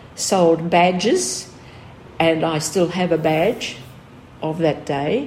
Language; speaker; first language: English; early bilingual, other home language; Greek